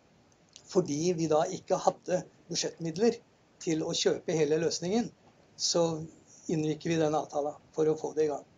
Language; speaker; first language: Norwegian; native; Norwegian